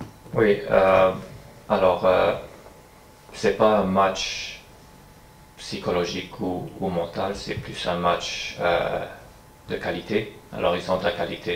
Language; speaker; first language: French; non-native, fluent; English